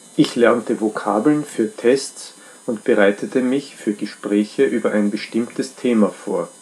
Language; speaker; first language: German; non-native, fluent; Czech